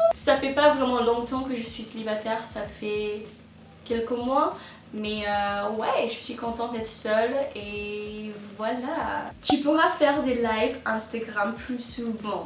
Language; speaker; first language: French; non-native, fluent; English